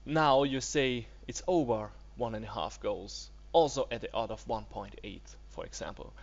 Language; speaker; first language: English; non-native, learner; German